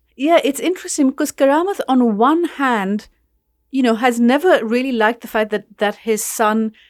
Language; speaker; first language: English; non-native, local second language; Urdu